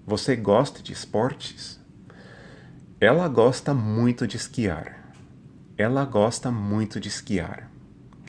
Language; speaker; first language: Portuguese; non-native, fluent; English